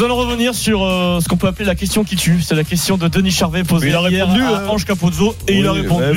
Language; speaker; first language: French; native; French